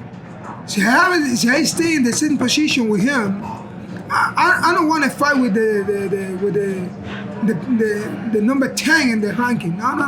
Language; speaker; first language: English; non-native, learner; Spanish